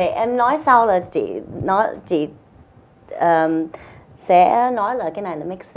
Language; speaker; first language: Vietnamese; early bilingual, heritage; Vietnamese